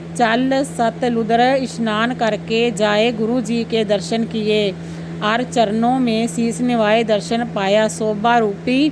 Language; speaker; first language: Hindi; non-native, local second language; Punjabi